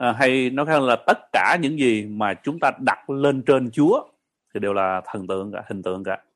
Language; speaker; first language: Vietnamese; early bilingual, heritage; Vietnamese